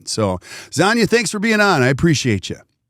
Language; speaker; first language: English; native; English